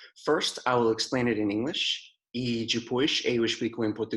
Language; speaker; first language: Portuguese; non-native, fluent; English